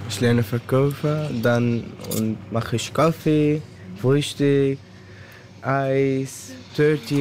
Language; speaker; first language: German; non-native, learner; Arabic